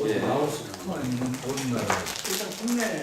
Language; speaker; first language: Korean; native; Korean